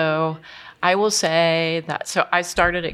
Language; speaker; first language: English; native; English